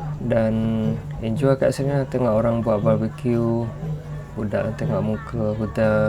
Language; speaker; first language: Malay; non-native, fluent; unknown